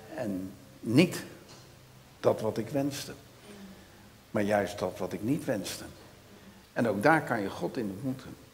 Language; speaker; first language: Dutch; native; Dutch